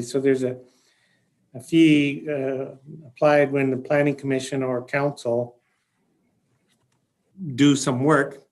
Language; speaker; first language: English; native; English